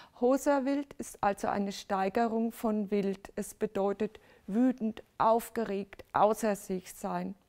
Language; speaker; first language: German; native; German